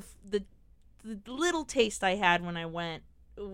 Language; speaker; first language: English; native; English